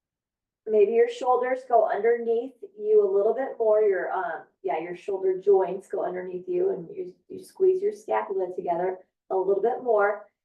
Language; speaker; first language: English; native; English